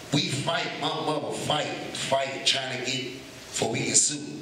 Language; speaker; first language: English; native; English